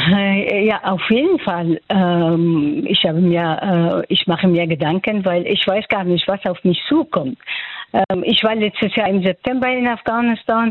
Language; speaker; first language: German; non-native, fluent; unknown